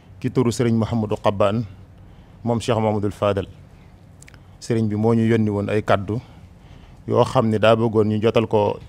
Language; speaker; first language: Wolof; native; Wolof